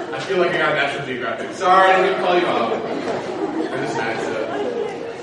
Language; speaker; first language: English; native; English